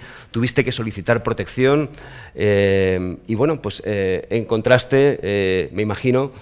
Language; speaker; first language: Spanish; native; Spanish